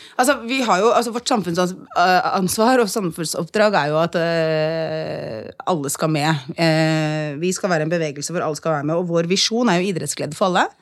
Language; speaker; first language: Norwegian; early bilingual, other home language; Arabic